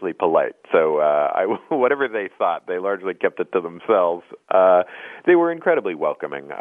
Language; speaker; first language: English; native; English